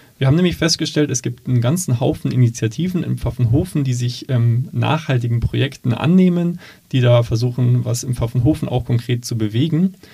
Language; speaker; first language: German; native; German